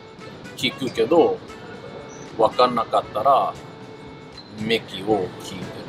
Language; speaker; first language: Japanese; early bilingual, heritage; English